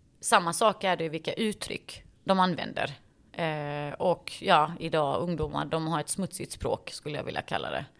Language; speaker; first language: Swedish; early bilingual, other home language; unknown